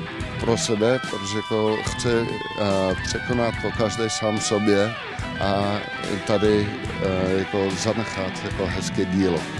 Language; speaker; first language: Czech; non-native, fluent; Dutch